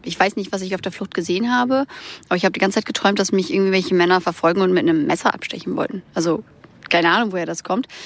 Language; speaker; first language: German; early bilingual, other home language; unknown